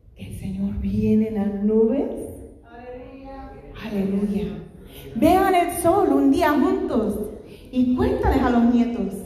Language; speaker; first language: Spanish; non-native, fluent; English